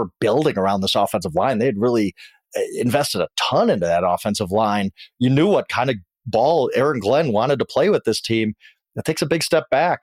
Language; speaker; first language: English; native; English